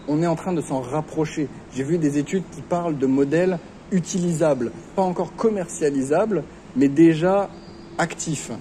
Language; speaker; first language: French; native; French